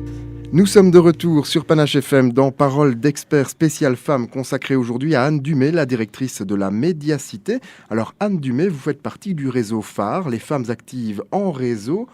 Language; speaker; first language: French; native; French